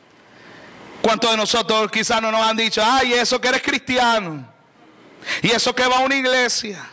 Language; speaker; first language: Spanish; native; Spanish